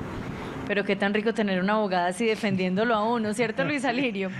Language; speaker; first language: Spanish; native; Spanish